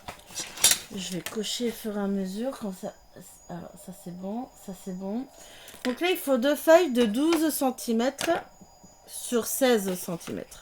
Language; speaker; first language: French; native; French